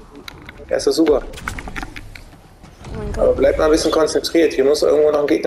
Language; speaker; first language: German; native; German